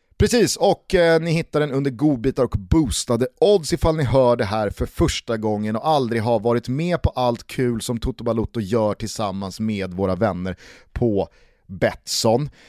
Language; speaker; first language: Swedish; native; Swedish